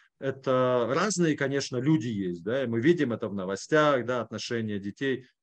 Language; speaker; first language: Russian; native; Russian